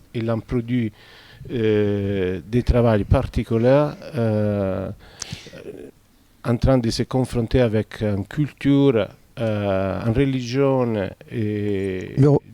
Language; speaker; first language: French; non-native, fluent; Italian